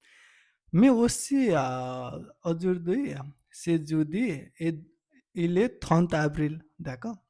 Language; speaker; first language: French; non-native, learner; Nepali